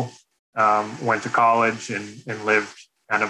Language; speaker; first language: English; native; English